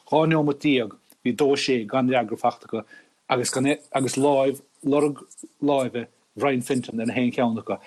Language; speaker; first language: Irish; native; Irish